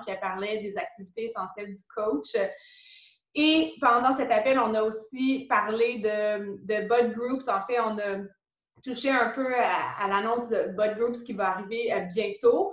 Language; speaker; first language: French; native; French